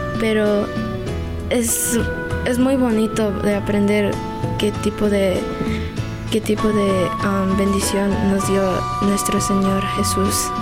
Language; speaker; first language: Spanish; early bilingual, other home language; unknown